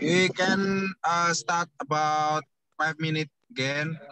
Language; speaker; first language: English; non-native, learner; Indonesian